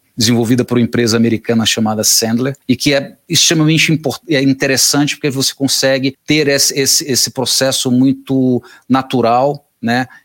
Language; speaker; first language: Portuguese; native; Portuguese